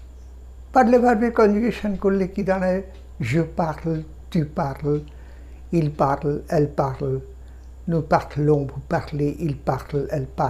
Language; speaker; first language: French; non-native, fluent; Bangla